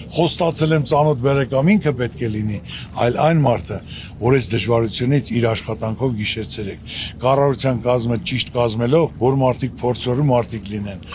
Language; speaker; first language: Armenian; native; Armenian